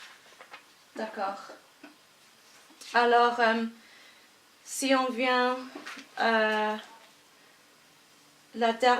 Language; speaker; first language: French; non-native, learner; English